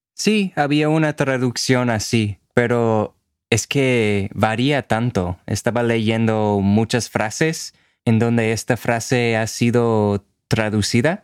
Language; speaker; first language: Spanish; non-native, fluent; English